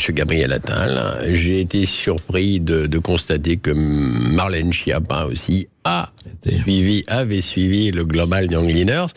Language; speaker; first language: French; native; French